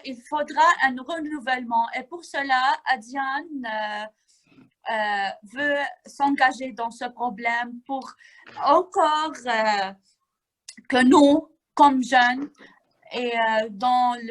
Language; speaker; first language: French; non-native, fluent; Arabic